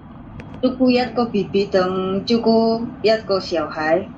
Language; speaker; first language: Cantonese; non-native, learner; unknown